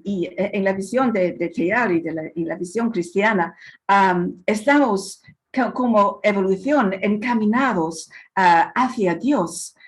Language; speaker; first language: Spanish; non-native, fluent; English